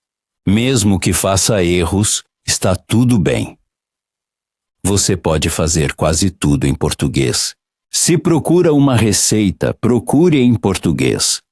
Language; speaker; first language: Portuguese; non-native, fluent; Polish